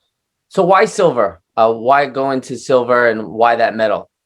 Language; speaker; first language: English; native; English